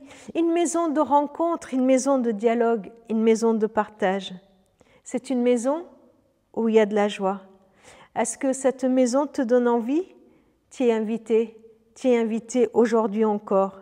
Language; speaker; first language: French; native; French